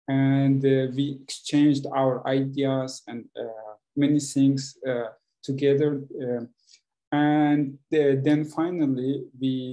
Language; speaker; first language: English; non-native, fluent; Persian